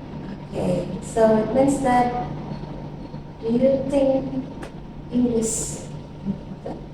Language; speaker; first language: English; non-native, fluent; Indonesian